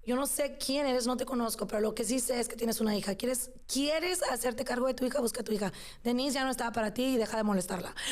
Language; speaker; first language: Spanish; early bilingual, other home language; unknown